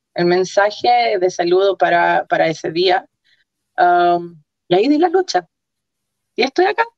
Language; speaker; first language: Spanish; early bilingual, other home language; Croatian